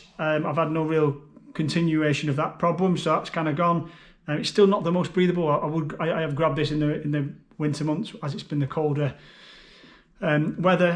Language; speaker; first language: English; native; English